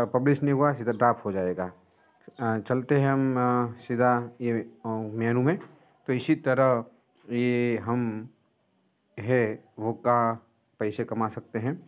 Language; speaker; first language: Hindi; non-native, local second language; Gujarati